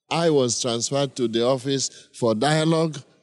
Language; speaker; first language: English; non-native, local second language; Igbo